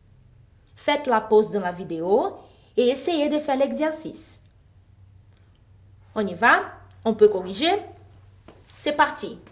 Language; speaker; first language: French; non-native, fluent; Portuguese